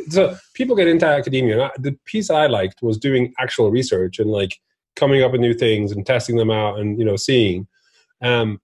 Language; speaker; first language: English; non-native, fluent; Norwegian